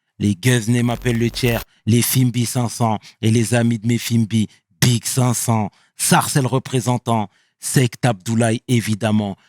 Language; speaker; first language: French; native; French